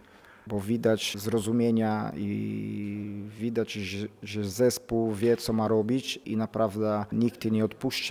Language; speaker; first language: Polish; non-native, fluent; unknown